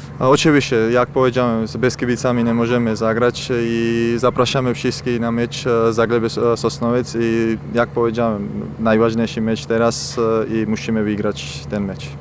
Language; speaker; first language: Polish; non-native, learner; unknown